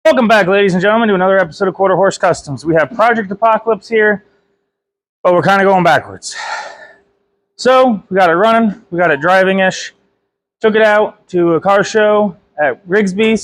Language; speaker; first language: English; native; English